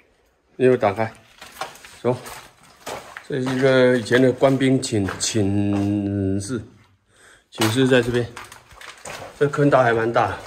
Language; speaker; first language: Chinese; native; Chinese